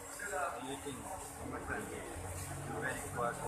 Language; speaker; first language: English; non-native, learner; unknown